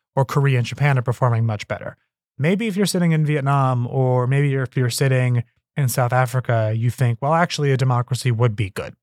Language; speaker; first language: English; native; English